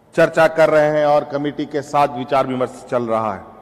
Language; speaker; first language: Hindi; native; Hindi